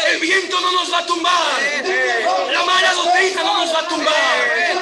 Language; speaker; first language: Spanish; native; Spanish